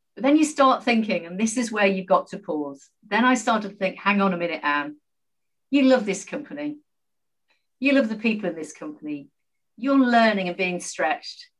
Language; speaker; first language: English; native; English